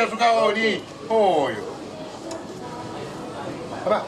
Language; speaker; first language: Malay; non-native, local second language; Chinese